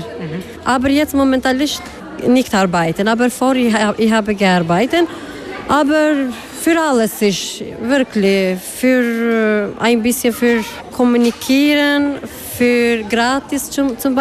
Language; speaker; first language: German; non-native, learner; Albanian